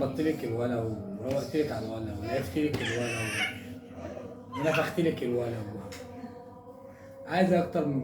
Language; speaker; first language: Arabic; native; Arabic